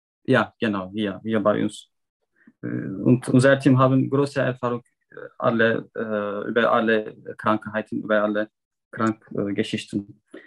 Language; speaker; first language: German; non-native, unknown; Turkish